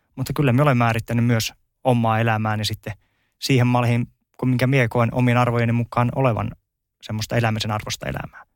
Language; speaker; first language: Finnish; native; Finnish